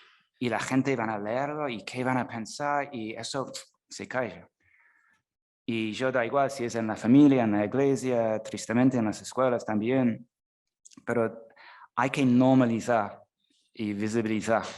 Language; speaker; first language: Spanish; non-native, fluent; English